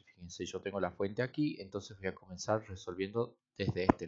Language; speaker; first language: Spanish; native; Spanish